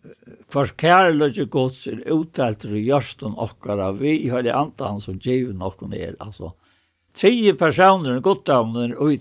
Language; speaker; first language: Danish; non-native, local second language; Faroese